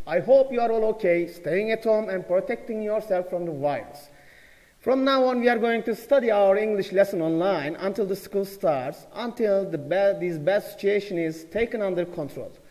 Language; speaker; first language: English; non-native, fluent; Turkish